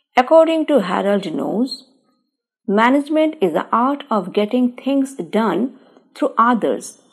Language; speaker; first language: English; non-native, local second language; Bangla